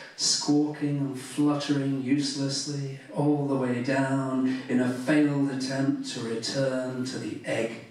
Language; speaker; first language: English; native; English